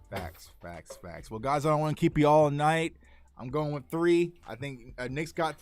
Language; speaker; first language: English; native; English